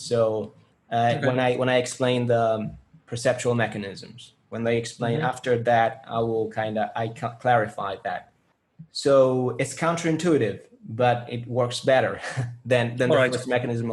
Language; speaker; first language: English; non-native, fluent; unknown